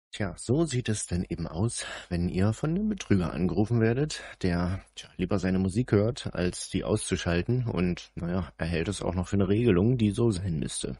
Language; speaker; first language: German; native; German